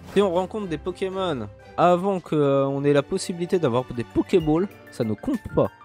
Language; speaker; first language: French; native; French